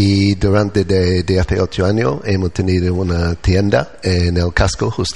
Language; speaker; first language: Spanish; non-native, learner; English